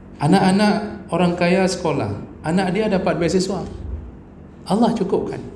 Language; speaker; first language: Malay; non-native, local second language; Achinese